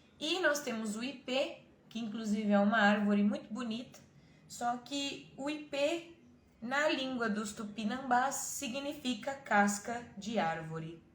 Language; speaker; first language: Portuguese; native; Portuguese